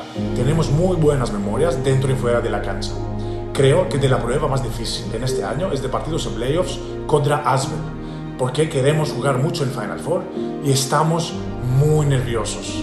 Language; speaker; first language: Spanish; non-native, learner; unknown